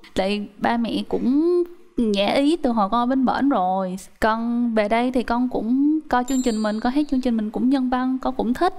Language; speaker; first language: Vietnamese; native; Vietnamese